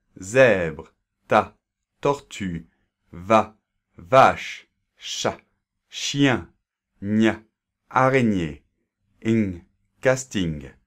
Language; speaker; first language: French; native; French